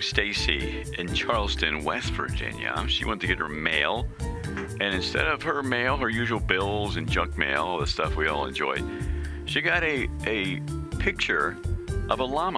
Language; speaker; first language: English; native; English